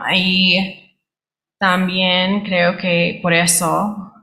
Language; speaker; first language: Spanish; non-native, learner; English